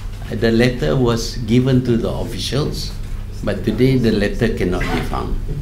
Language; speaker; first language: English; non-native, local second language; Malay